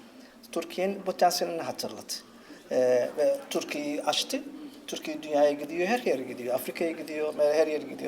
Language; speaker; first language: Turkish; non-native, fluent; Somali